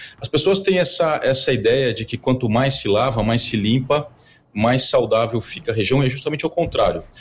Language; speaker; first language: Portuguese; native; Portuguese